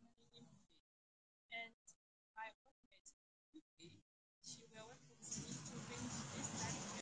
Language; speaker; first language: English; non-native, local second language; Chinese